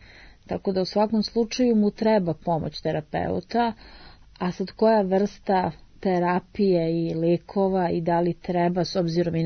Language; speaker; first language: Serbian; native; Serbian